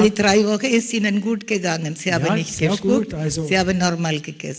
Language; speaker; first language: German; non-native, learner; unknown